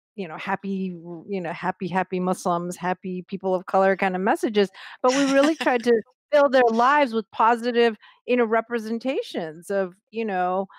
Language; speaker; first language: English; native; English